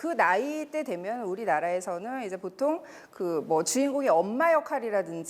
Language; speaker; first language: Korean; native; Korean